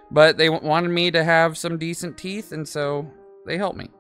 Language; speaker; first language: English; native; English